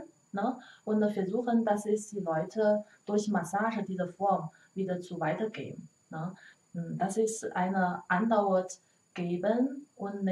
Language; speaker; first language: German; non-native, learner; Chinese